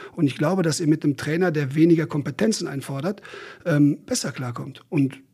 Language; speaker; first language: German; native; German